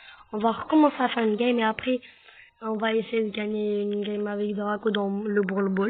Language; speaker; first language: French; native; French